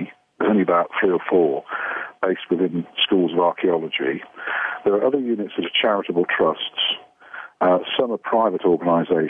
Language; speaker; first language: English; native; English